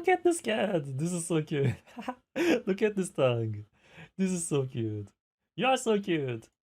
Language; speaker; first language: English; non-native, fluent; Turkish